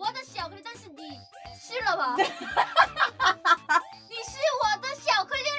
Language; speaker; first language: Chinese; non-native, learner; Korean